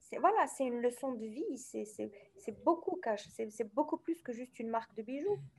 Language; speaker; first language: French; non-native, local second language; Arabic